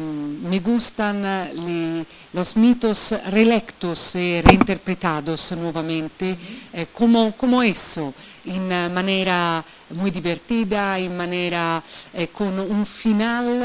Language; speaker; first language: Spanish; non-native, learner; Italian